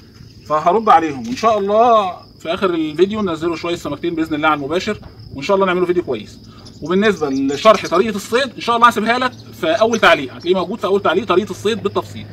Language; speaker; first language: Arabic; native; Arabic